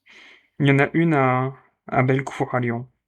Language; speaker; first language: French; native; French